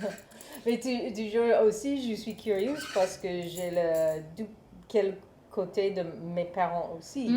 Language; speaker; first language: French; non-native, learner; English